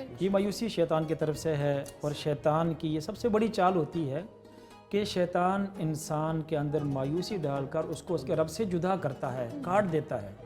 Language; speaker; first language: Urdu; non-native, local second language; Northern Hindko